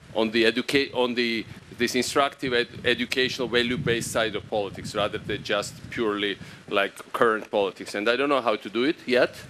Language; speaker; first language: English; non-native, fluent; Georgian